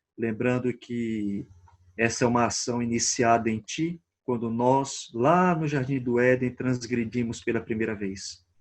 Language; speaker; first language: Portuguese; native; Portuguese